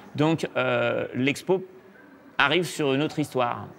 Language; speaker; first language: French; native; French